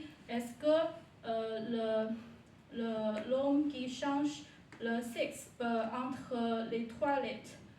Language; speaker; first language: French; non-native, learner; Chinese